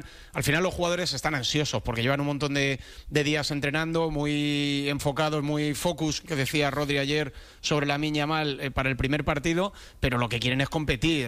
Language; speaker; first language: Spanish; native; Spanish